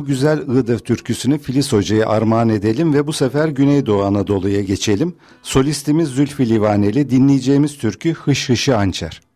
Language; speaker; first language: Turkish; native; Turkish